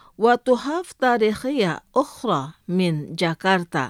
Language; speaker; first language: Arabic; non-native, fluent; Indonesian